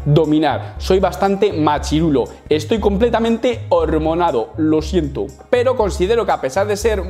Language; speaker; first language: Spanish; native; Spanish